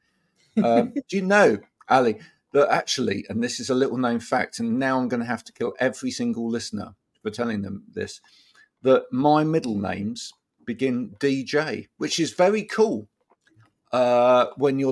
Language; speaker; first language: English; native; English